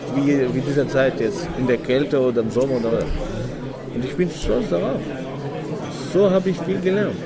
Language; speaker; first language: German; non-native, fluent; Arabic